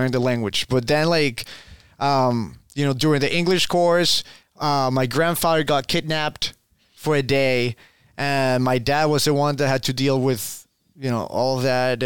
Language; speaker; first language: English; non-native, fluent; Spanish